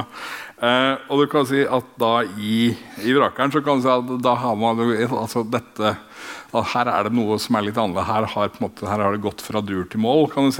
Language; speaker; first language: Norwegian; native; Norwegian